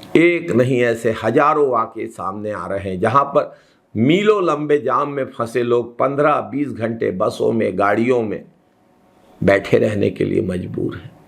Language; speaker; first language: Hindi; native; Hindi